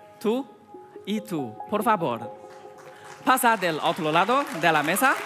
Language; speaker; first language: Spanish; non-native, learner; Chinese